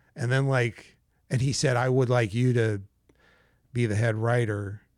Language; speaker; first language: English; native; English